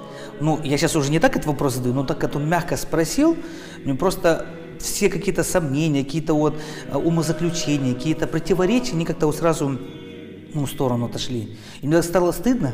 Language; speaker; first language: Russian; native; Russian